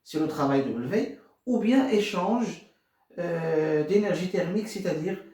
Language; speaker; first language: French; non-native, local second language; Arabic